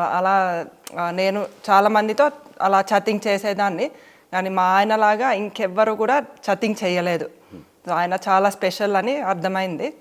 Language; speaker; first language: Telugu; non-native, fluent; Finnish